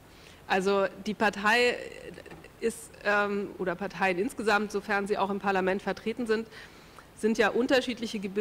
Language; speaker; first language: German; native; German